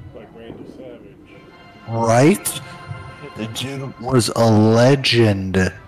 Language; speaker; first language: English; native; English